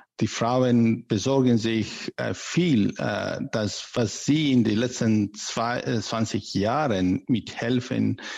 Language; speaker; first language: German; non-native, learner; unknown